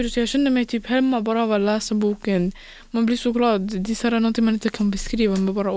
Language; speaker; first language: Swedish; early bilingual, other home language; Persian